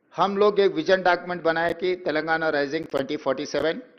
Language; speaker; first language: Hindi; non-native, local second language; Telugu